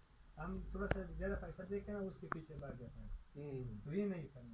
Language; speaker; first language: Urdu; non-native, local second language; Pashto